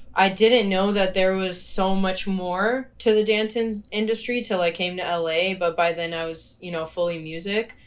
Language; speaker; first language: English; early bilingual, other home language; Ukrainian